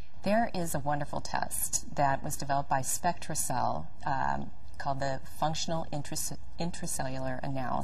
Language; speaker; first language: English; native; English